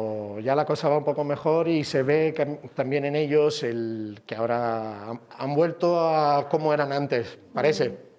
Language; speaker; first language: Spanish; non-native, fluent; Italian